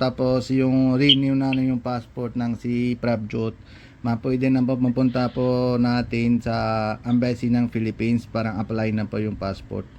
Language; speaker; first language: Filipino; non-native, learner; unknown